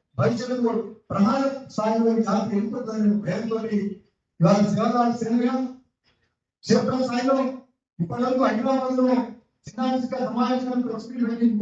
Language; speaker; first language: Telugu; non-native, local second language; Lambadi